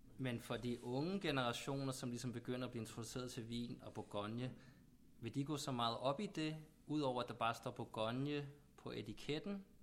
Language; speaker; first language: Danish; native; Danish